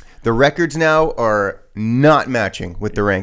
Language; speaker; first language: English; native; English